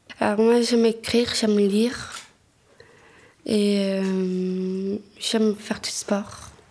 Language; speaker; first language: French; non-native, fluent; Spanish